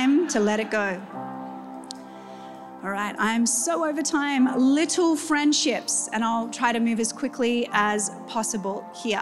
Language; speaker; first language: English; native; English